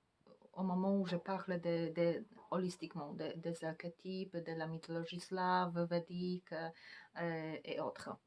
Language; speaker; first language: French; non-native, fluent; Polish